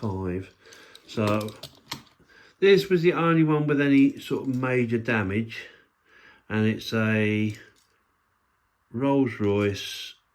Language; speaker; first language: English; native; English